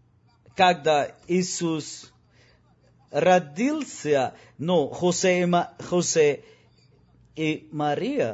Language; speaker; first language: Russian; non-native, learner; Spanish